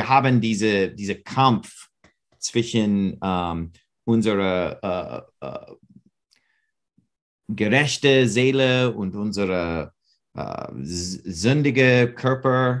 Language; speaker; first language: German; non-native, learner; English